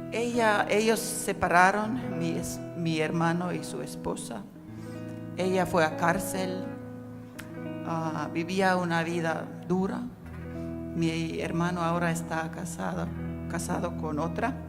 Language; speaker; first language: Spanish; non-native, fluent; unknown